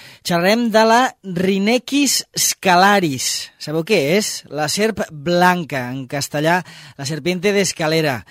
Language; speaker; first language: Catalan; native; Catalan